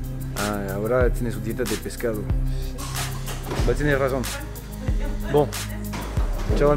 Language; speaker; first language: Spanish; non-native, fluent; French